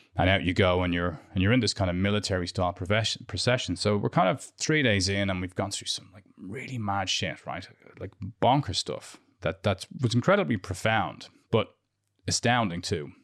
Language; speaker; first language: English; native; English